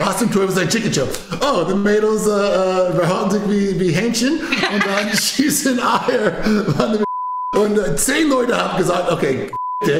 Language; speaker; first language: German; non-native, learner; English